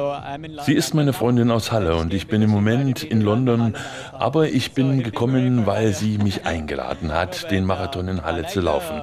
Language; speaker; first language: German; native; German